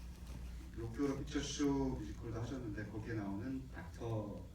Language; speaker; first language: Korean; native; Korean